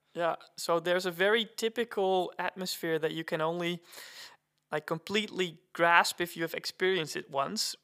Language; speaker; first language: English; non-native, fluent; Dutch